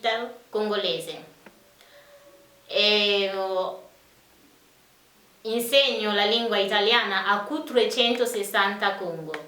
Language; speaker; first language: Italian; non-native, fluent; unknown